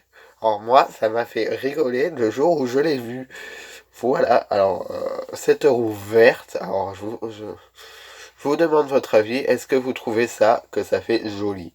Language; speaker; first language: French; native; French